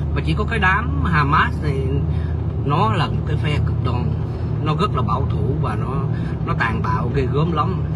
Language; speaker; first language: Vietnamese; native; Vietnamese